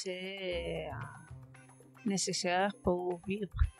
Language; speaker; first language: French; non-native, learner; Spanish